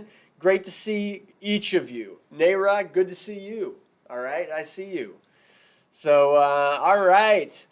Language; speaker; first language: English; native; English